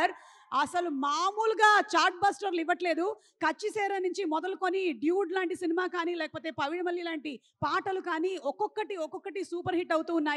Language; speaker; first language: Telugu; native; Telugu